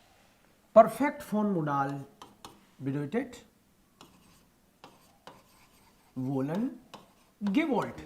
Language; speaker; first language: German; non-native, fluent; Hindi